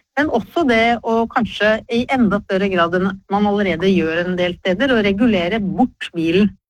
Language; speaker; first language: Norwegian; native; Norwegian